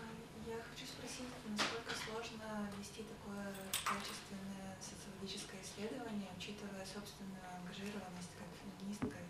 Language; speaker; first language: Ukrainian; non-native, local second language; Russian